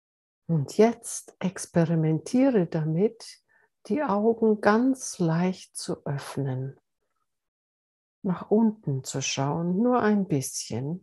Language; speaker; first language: German; native; German